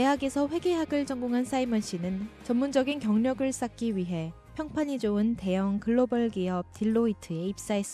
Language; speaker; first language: Korean; native; Korean